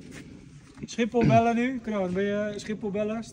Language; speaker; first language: Dutch; native; Dutch